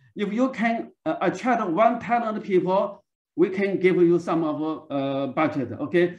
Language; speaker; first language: English; non-native, learner; Chinese